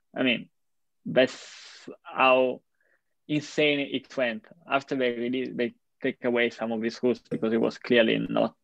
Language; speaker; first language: English; non-native, fluent; Italian